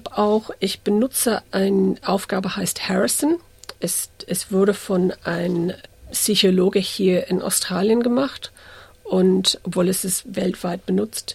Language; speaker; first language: German; early bilingual, heritage; English